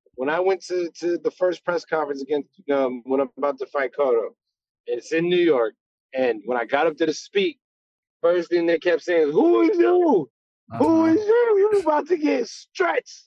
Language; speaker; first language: English; native; English